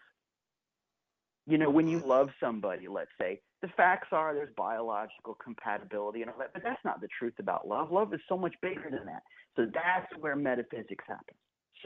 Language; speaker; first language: English; native; English